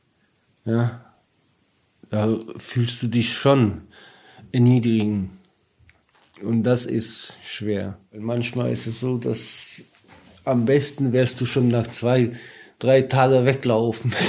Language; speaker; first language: German; non-native, learner; Polish